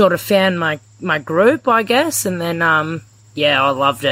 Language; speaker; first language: English; native; English